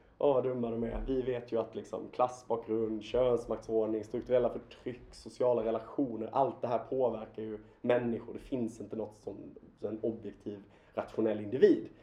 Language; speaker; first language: Swedish; native; Swedish